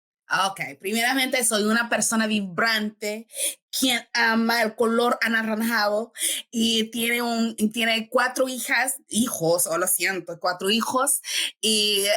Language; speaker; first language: Spanish; non-native, fluent; English